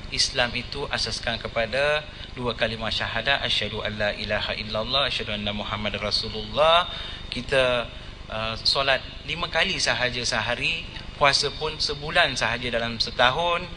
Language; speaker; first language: Malay; non-native, local second language; Tamil